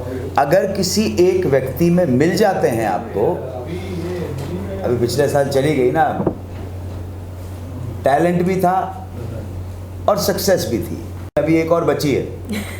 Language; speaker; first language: Hindi; native; Hindi